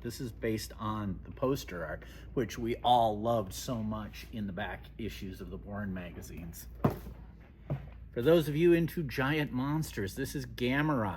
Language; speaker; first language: English; native; English